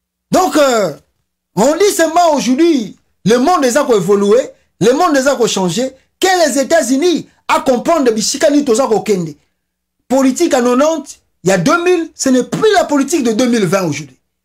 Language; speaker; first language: French; non-native, local second language; Lingala